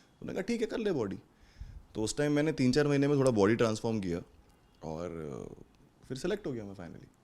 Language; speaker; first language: Hindi; native; Hindi